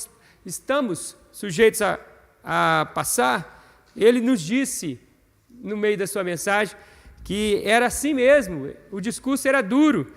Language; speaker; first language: Portuguese; native; Portuguese